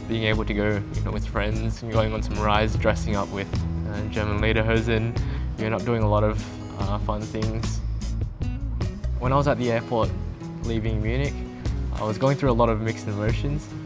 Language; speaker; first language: English; native; English